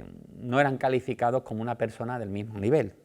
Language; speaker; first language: Spanish; native; Spanish